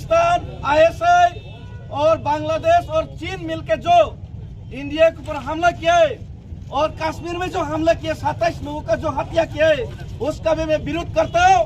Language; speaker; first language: Hindi; non-native, local second language; Kok Borok